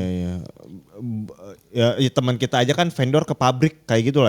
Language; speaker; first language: Indonesian; native; Indonesian